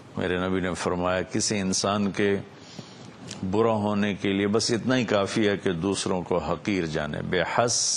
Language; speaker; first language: Urdu; non-native, local second language; Punjabi